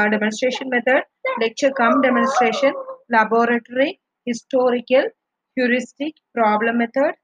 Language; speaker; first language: English; non-native, local second language; Malayalam